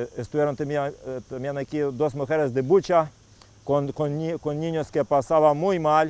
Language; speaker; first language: Spanish; non-native, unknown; Ukrainian